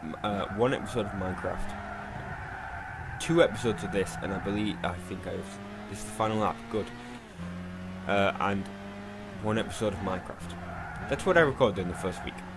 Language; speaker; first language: English; native; English